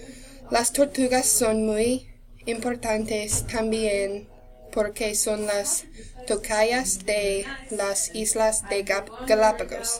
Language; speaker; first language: Spanish; non-native, learner; English